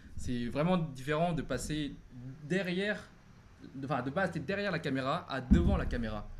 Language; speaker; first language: French; non-native, fluent; Thai